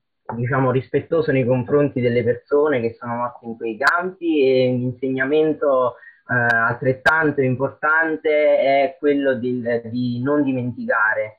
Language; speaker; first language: Italian; native; Italian